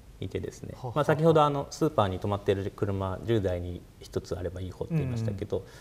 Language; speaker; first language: Japanese; native; Japanese